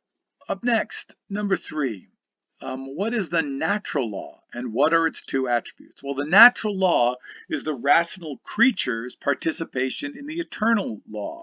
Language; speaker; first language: English; native; English